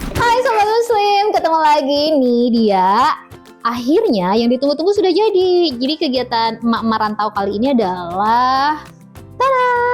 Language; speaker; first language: Indonesian; native; Indonesian